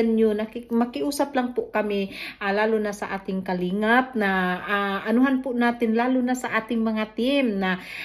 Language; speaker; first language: Filipino; non-native, local second language; Cebuano